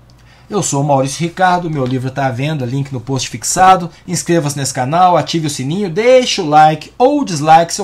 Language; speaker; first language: Portuguese; native; Portuguese